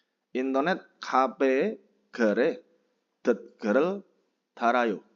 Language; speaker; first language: Korean; non-native, fluent; Indonesian